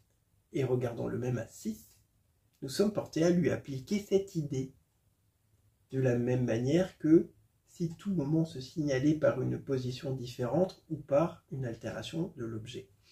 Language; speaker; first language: French; native; French